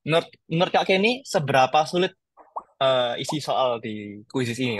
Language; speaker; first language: Indonesian; native; Indonesian